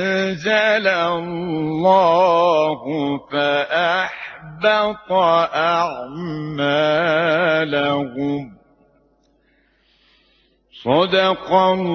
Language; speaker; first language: Arabic; native; Arabic